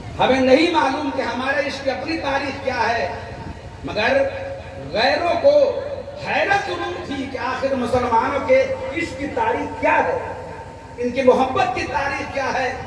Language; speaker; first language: Urdu; native; Urdu